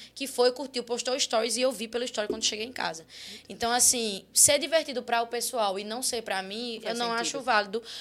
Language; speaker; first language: Portuguese; native; Portuguese